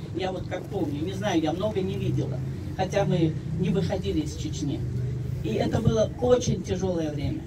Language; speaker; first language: Russian; non-native, local second language; Chechen